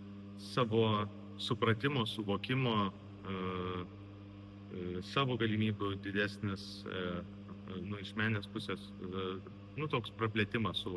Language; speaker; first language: Lithuanian; native; Lithuanian